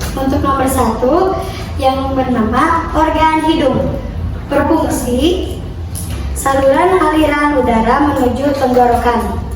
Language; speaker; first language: Indonesian; native; Indonesian